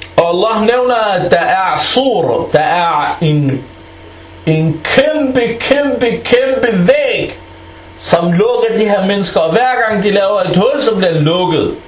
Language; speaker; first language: Danish; early bilingual, other home language; Arabic